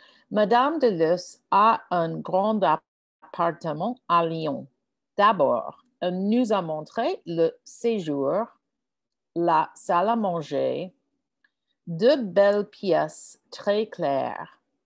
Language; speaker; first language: French; non-native, fluent; English